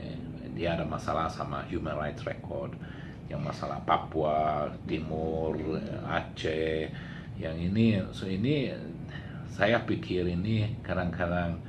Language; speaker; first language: Indonesian; non-native, learner; Swedish